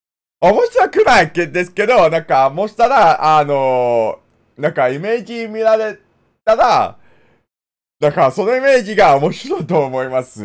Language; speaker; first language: Japanese; non-native, learner; English